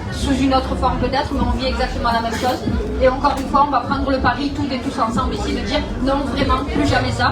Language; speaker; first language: French; native; French